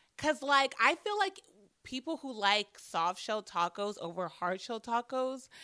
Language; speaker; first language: English; native; English